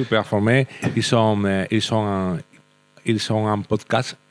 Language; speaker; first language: French; non-native, learner; Spanish